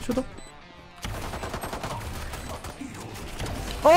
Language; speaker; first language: Japanese; native; Japanese